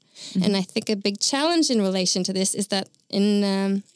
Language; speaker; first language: English; non-native, fluent; Norwegian